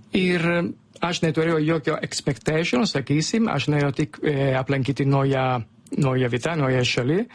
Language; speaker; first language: Lithuanian; non-native, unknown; Italian